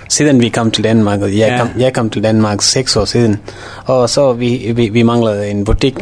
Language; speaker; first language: Danish; non-native, learner; Tamil